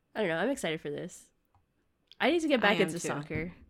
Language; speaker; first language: English; native; English